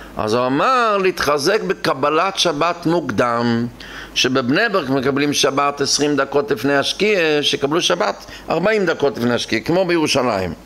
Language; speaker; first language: Hebrew; non-native, local second language; Yiddish